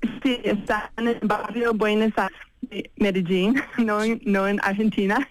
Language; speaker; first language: Spanish; non-native, fluent; English